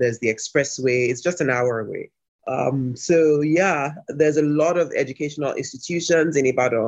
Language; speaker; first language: English; non-native, local second language; Yoruba